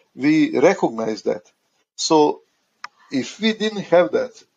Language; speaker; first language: English; non-native, fluent; Croatian